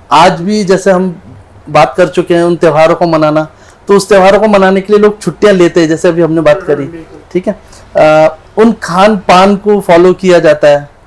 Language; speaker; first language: Hindi; non-native, local second language; Nepali